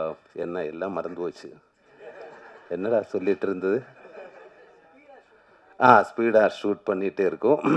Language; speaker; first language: Tamil; non-native, learner; Malayalam